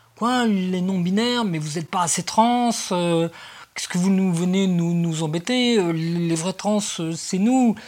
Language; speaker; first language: French; native; French